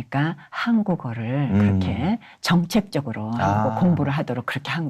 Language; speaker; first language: Korean; native; Korean